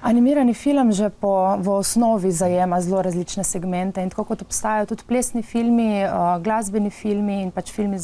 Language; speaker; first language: Slovenian; native; Slovenian